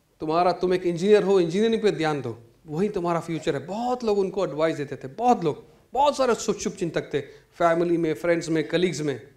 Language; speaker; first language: Hindi; non-native, local second language; Malayalam